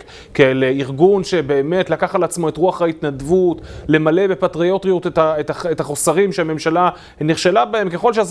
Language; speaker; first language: Hebrew; native; Hebrew